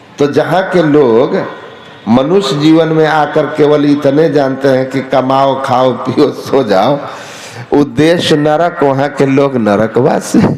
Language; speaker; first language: Hindi; native; Hindi